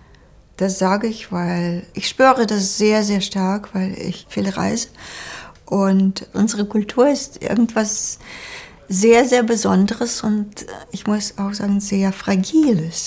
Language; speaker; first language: German; non-native, fluent; Russian